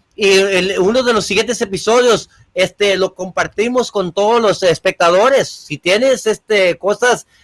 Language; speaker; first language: Spanish; early bilingual, other home language; English